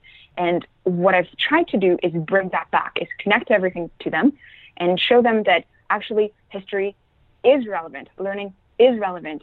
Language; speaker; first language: English; non-native, fluent; French